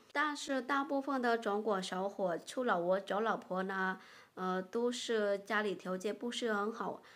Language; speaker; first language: Chinese; non-native, fluent; Lao